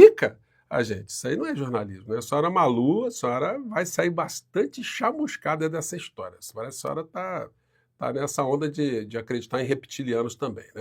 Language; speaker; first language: Portuguese; native; Portuguese